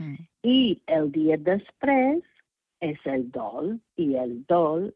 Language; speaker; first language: Catalan; non-native, fluent; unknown